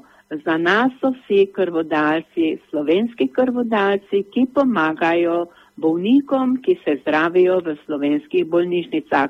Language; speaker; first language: Slovenian; native; Slovenian